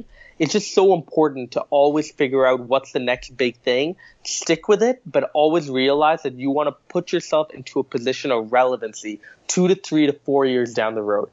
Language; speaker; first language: English; native; English